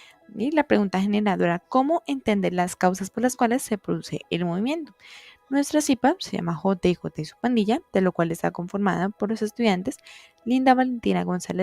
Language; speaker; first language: Spanish; native; Spanish